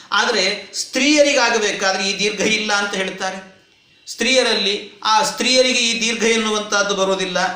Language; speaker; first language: Kannada; native; Kannada